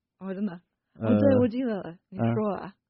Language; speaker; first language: Chinese; non-native, fluent; English